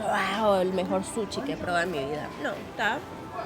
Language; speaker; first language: Spanish; native; Spanish